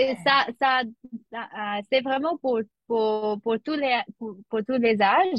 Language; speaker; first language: French; non-native, learner; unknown